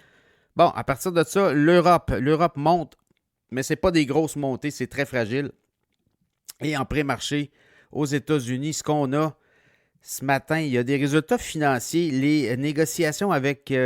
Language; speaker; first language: French; native; French